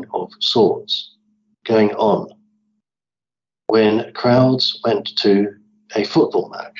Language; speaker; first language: English; native; English